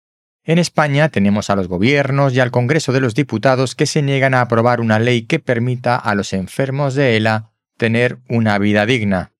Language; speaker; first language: Spanish; native; Spanish